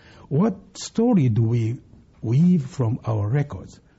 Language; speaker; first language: English; non-native, fluent; Japanese